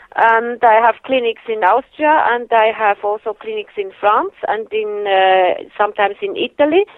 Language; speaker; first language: English; non-native, fluent; Swiss German